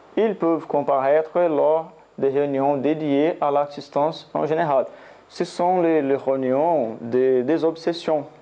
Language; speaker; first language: French; non-native, learner; Portuguese